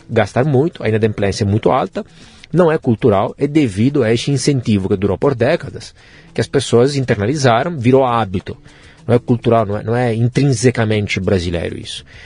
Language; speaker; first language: Portuguese; non-native, fluent; Italian